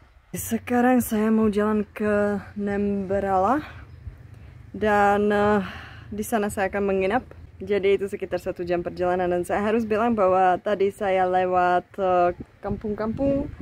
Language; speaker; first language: Indonesian; non-native, fluent; Czech